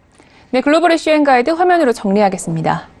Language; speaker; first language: Korean; native; Korean